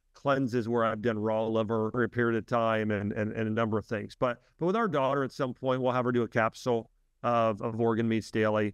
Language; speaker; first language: English; native; English